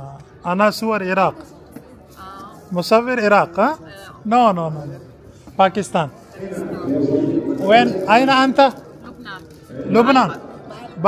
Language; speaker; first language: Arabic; non-native, learner; Urdu